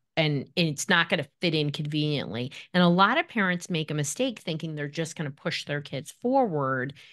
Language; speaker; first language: English; native; English